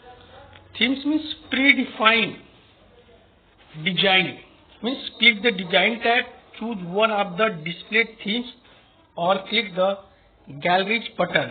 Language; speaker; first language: English; non-native, local second language; Hindi